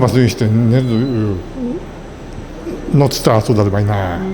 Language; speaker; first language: Mongolian; non-native, fluent; Japanese